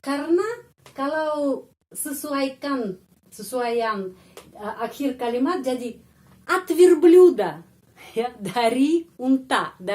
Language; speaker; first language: Indonesian; non-native, fluent; Russian